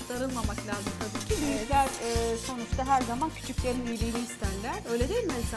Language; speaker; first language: Turkish; native; Turkish